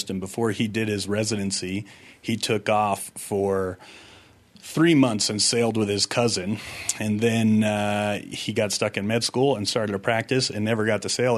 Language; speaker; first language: English; native; English